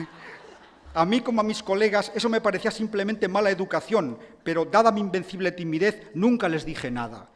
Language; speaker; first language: Spanish; native; Spanish